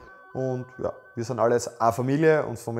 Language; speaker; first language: German; native; German